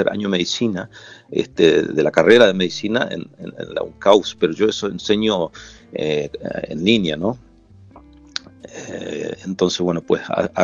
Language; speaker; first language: Spanish; non-native, local second language; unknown